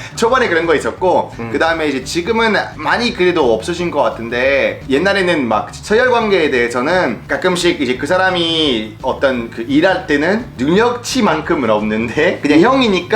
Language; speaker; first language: Korean; non-native, fluent; French